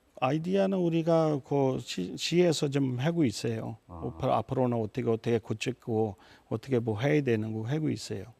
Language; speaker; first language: Korean; non-native, fluent; Punjabi